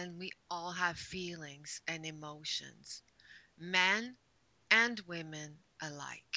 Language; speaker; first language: English; non-native, fluent; French